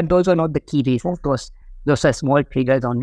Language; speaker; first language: English; non-native, local second language; Sinhala